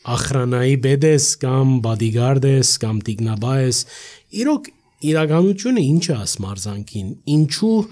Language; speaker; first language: Armenian; early bilingual, heritage; Armenian